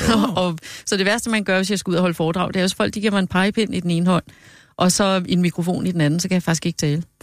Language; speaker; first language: Danish; native; Danish